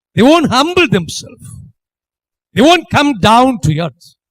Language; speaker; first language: English; non-native, local second language; Tamil